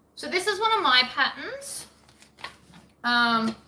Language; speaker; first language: English; native; English